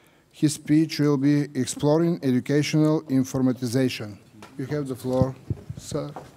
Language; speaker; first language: English; non-native, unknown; Bulgarian